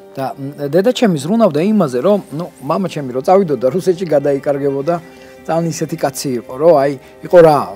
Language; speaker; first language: Georgian; non-native, local second language; Russian